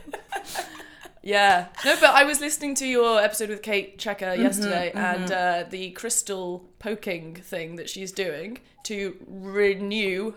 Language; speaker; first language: English; native; English